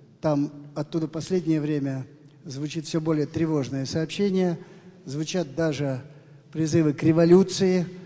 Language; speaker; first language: Russian; non-native, local second language; Armenian